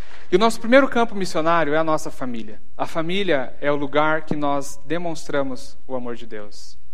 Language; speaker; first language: Portuguese; native; Portuguese